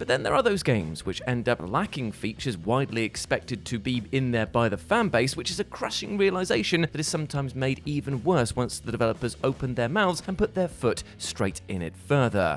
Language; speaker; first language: English; native; English